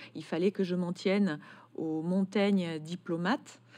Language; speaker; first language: French; native; French